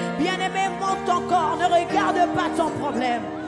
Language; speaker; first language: French; non-native, local second language; Lingala